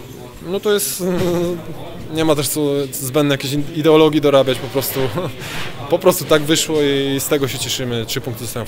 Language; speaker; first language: Polish; native; Polish